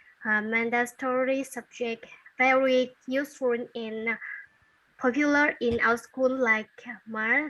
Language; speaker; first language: English; non-native, learner; Vietnamese